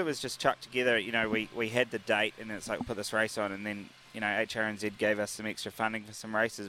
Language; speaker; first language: English; native; English